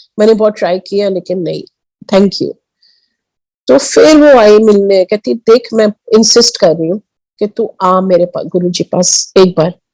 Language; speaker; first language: Hindi; early bilingual, heritage; Hindi